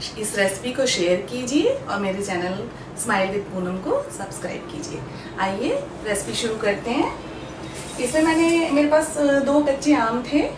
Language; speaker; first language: Hindi; native; Hindi